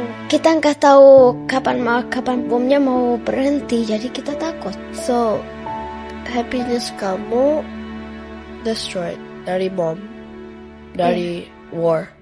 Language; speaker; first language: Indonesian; non-native, learner; Arabic